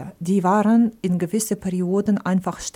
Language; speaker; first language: German; non-native, fluent; Ukrainian